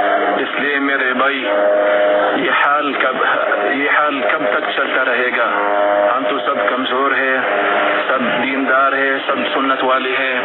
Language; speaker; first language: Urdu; non-native, fluent; Arabic